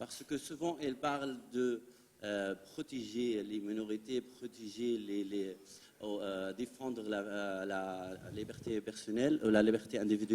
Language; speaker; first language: French; non-native, fluent; Arabic